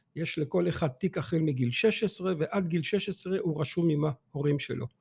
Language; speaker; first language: Hebrew; non-native, fluent; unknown